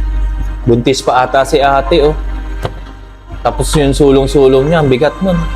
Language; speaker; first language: Filipino; native; Filipino